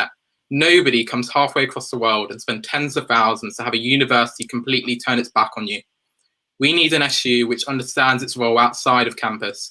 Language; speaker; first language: English; native; English